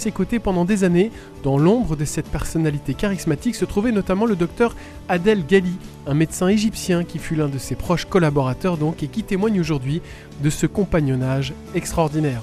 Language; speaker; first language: French; native; French